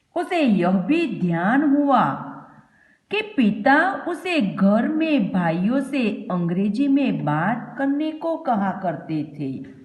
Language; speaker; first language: Hindi; non-native, local second language; Gujarati